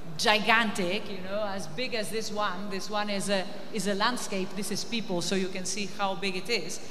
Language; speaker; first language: English; non-native, fluent; Italian